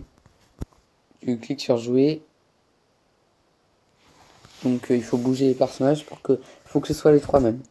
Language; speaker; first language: French; native; French